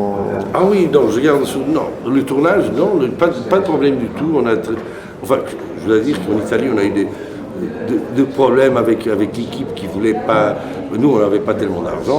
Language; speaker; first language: French; non-native, fluent; Portuguese